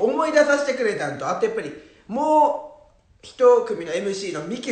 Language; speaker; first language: Japanese; native; Japanese